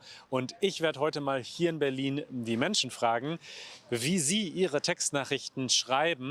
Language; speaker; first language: German; native; German